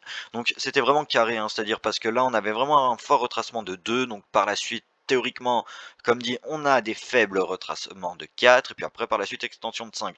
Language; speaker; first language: French; native; French